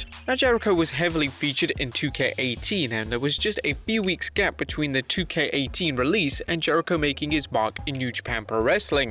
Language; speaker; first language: English; native; English